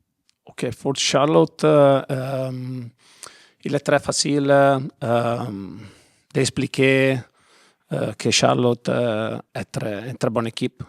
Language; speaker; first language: French; non-native, learner; Italian